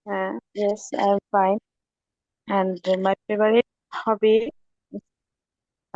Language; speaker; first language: English; non-native, learner; Bangla